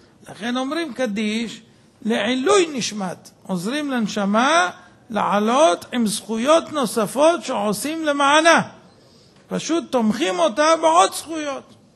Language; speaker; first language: Hebrew; native; Hebrew